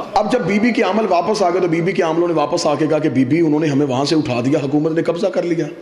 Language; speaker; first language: Urdu; non-native, local second language; Punjabi